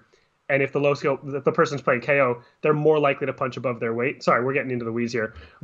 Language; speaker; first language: English; native; English